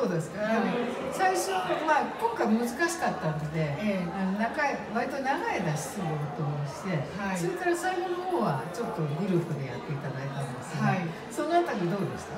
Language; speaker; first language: Japanese; native; Japanese